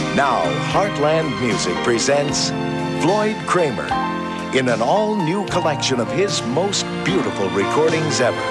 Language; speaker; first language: English; native; English